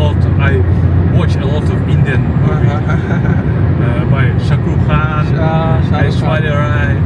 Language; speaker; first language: English; non-native, fluent; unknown